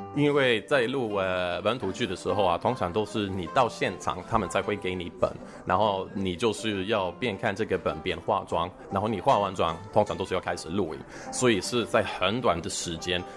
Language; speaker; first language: Chinese; non-native, fluent; Swedish